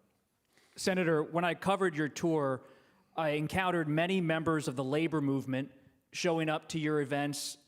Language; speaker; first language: English; native; English